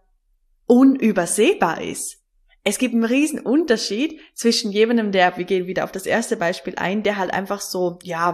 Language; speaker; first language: German; native; German